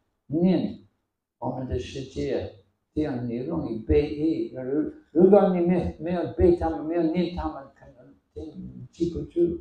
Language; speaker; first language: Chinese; non-native, fluent; English